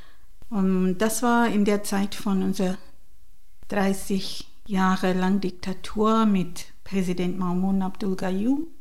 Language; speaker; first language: German; non-native, learner; Divehi